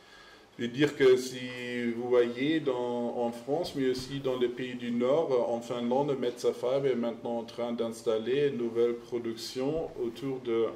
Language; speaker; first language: French; non-native, fluent; German